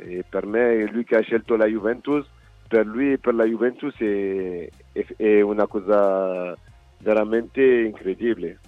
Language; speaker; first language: Italian; non-native, fluent; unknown